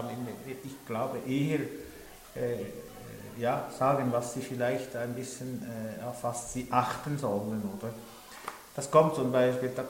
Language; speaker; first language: German; non-native, local second language; French